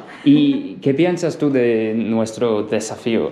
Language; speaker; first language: Spanish; non-native, fluent; English